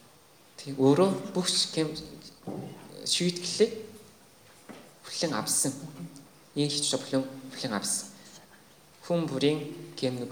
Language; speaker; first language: Mongolian; non-native, fluent; Korean